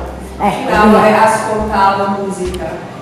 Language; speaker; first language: Italian; non-native, learner; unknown